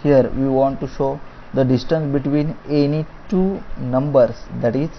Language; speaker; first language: English; non-native, local second language; Marathi